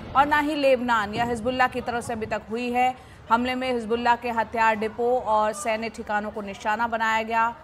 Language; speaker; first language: Hindi; native; Hindi